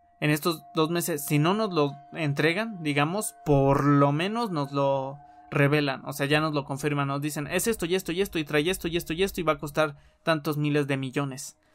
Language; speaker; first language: Spanish; native; Spanish